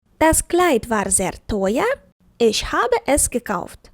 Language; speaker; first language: German; non-native, fluent; Ukrainian